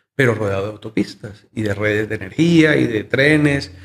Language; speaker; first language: Spanish; native; Spanish